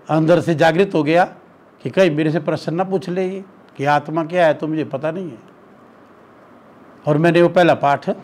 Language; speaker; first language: Hindi; native; Hindi